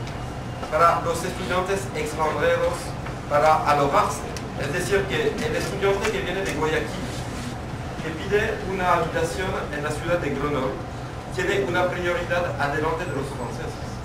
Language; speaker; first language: Spanish; non-native, fluent; French